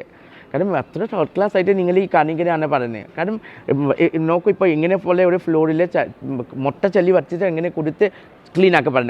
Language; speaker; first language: Malayalam; non-native, fluent; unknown